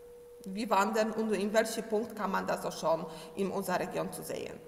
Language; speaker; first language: German; non-native, learner; Polish